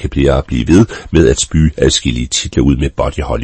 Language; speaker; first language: Danish; native; Danish